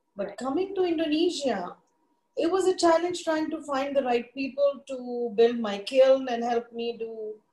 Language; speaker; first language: English; non-native, local second language; Hindi